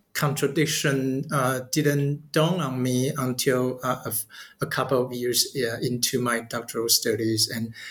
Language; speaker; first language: English; non-native, fluent; Chinese